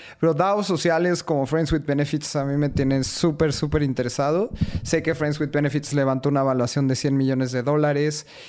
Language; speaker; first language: Spanish; native; Spanish